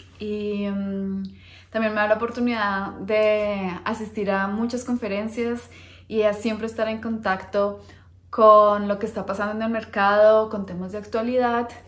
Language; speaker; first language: Spanish; native; Spanish